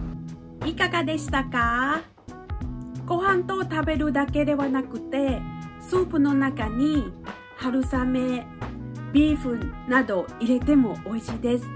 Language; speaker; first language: Japanese; non-native, fluent; Thai